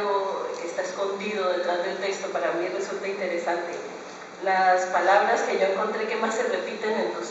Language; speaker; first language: Spanish; native; Spanish